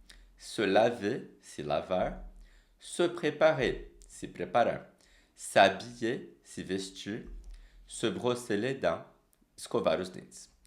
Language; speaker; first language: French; non-native, fluent; Portuguese